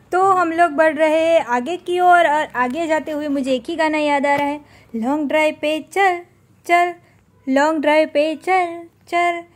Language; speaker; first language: Hindi; non-native, local second language; Gujarati